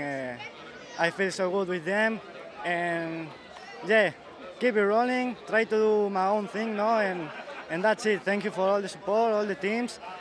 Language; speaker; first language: English; non-native, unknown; Spanish